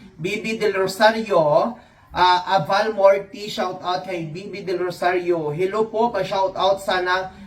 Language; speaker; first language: Filipino; non-native, local second language; Cebuano